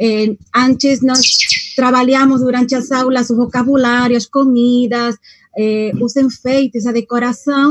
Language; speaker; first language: Portuguese; non-native, fluent; Spanish